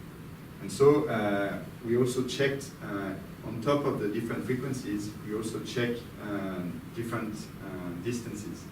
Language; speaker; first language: English; non-native, fluent; French